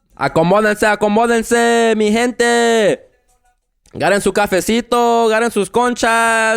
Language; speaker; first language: Spanish; early bilingual, heritage; Spanish